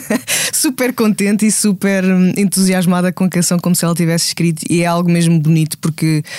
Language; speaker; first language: Portuguese; native; Portuguese